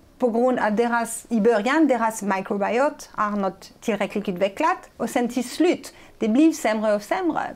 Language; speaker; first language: Swedish; non-native, fluent; French